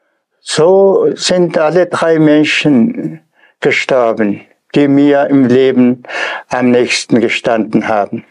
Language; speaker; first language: German; non-native, fluent; Tuvinian